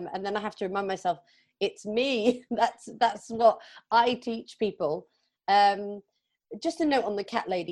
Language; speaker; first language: English; native; English